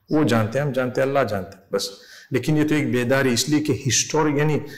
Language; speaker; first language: Urdu; non-native, learner; English